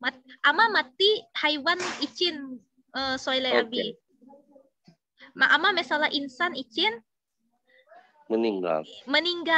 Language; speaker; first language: Turkish; non-native, fluent; Indonesian